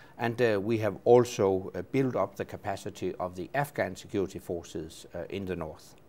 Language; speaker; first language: English; non-native, fluent; Danish